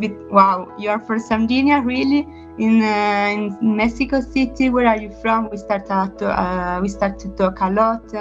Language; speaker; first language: English; non-native, learner; Italian